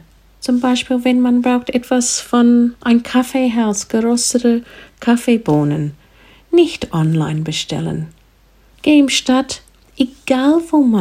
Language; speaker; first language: German; non-native, fluent; English